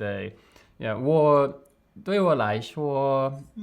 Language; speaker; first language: Chinese; non-native, learner; English